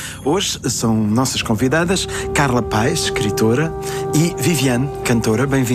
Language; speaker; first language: Portuguese; native; Portuguese